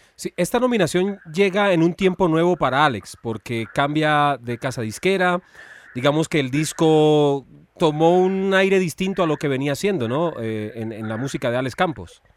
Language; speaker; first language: Spanish; native; Spanish